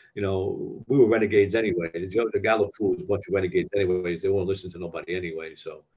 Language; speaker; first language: English; native; English